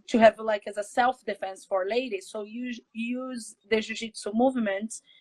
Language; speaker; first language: English; non-native, fluent; Portuguese